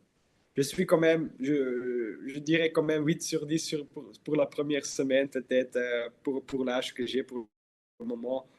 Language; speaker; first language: French; non-native, local second language; Dutch